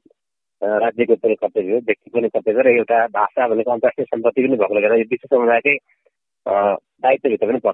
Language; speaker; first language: Nepali; native; Nepali